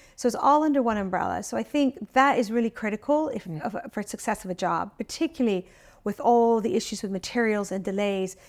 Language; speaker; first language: English; early bilingual, other home language; Italian